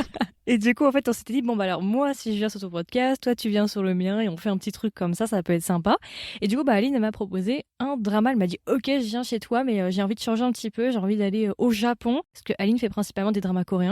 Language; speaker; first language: French; native; French